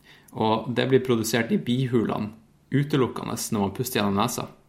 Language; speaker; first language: Norwegian; native; Norwegian